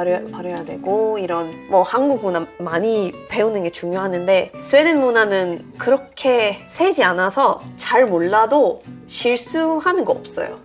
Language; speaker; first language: Korean; non-native, fluent; Swedish